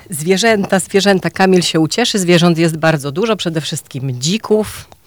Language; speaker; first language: Polish; native; Polish